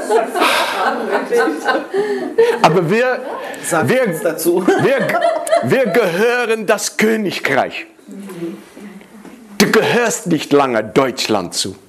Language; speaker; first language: German; non-native, fluent; Dutch